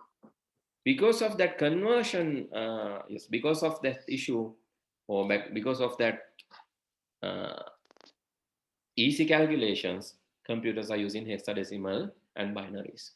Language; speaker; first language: English; non-native, local second language; Sinhala